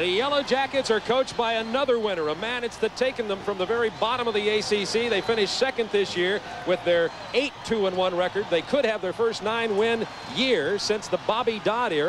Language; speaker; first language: English; native; English